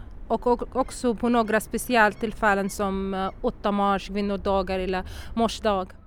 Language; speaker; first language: Swedish; non-native, fluent; Arabic